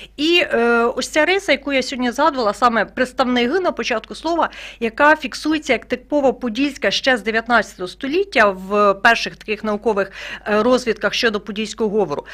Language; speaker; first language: Ukrainian; native; Ukrainian